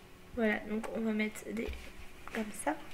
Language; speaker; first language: French; native; French